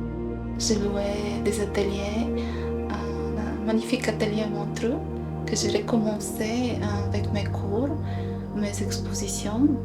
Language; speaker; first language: French; non-native, fluent; Bulgarian